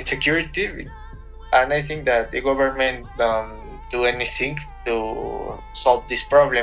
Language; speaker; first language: English; non-native, learner; Spanish